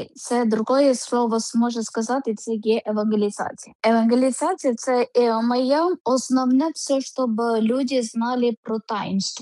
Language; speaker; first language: Ukrainian; non-native, learner; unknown